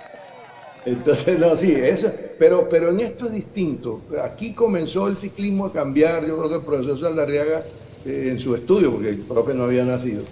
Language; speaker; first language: Spanish; native; Spanish